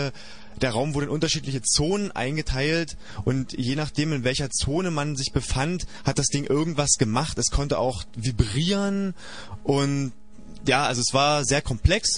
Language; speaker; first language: German; native; German